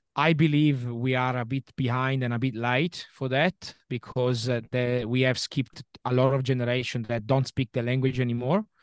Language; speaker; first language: English; non-native, fluent; Italian